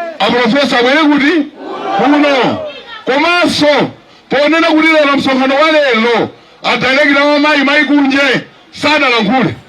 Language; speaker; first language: Nyanja; native; Nyanja